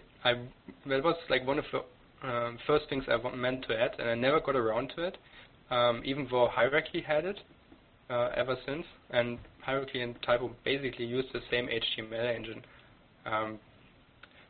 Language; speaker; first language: English; non-native, fluent; German